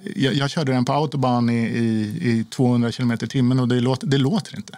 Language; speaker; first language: Swedish; native; Swedish